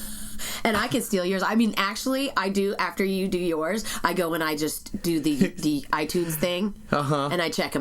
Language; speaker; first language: English; native; English